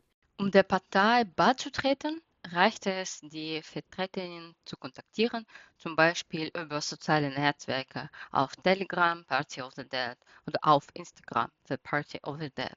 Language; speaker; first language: German; non-native, fluent; Russian